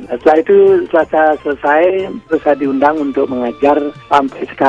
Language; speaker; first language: Indonesian; non-native, local second language; Balinese